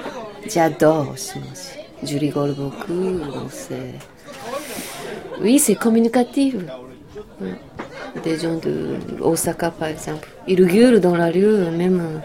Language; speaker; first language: French; non-native, learner; Japanese